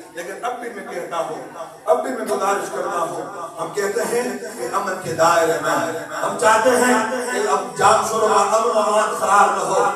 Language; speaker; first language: Urdu; non-native, local second language; Sindhi